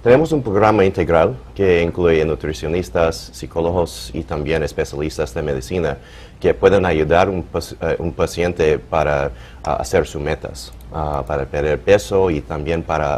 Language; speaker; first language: Spanish; early bilingual, heritage; English